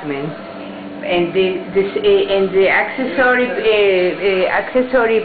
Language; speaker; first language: English; non-native, learner; Spanish